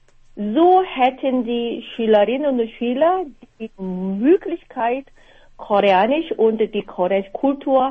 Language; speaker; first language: German; non-native, fluent; Korean